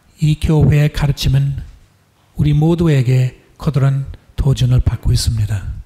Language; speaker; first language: Korean; non-native, fluent; English